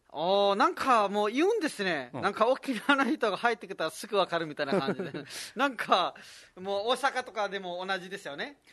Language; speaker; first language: Japanese; non-native, fluent; Nepali